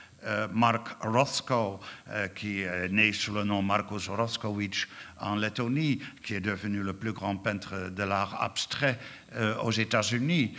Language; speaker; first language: French; non-native, fluent; Dutch